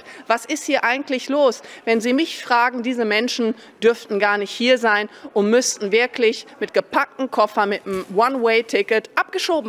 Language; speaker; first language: German; native; German